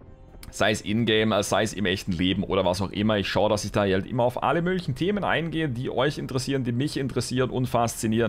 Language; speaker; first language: German; native; German